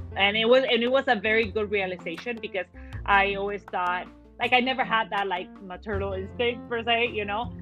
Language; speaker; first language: English; early bilingual, other home language; Spanish